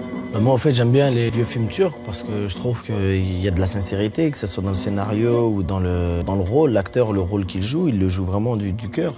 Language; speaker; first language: French; early bilingual, other home language; Turkish